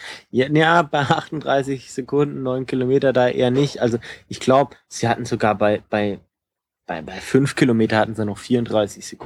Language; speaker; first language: German; native; German